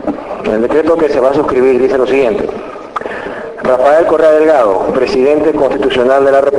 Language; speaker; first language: Spanish; native; Spanish